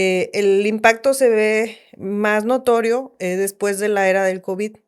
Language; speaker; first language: Spanish; native; Spanish